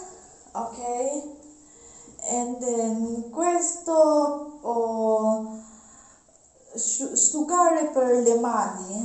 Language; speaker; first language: Italian; non-native, learner; Mizo